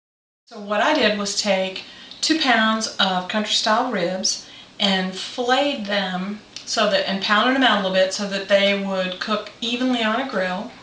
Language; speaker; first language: English; native; English